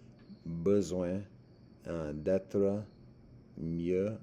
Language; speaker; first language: French; non-native, learner; English